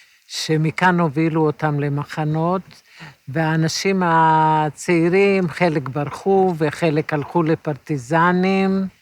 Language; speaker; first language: Hebrew; early bilingual, other home language; Romany